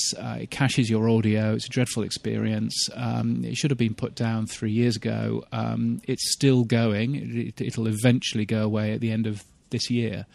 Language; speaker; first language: English; native; English